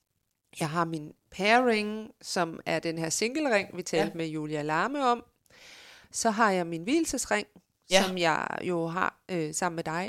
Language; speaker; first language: Danish; native; Danish